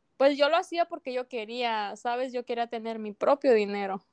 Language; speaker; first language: Spanish; native; Spanish